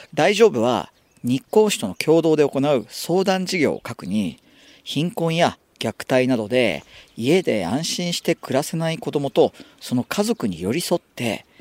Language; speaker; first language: Japanese; native; Japanese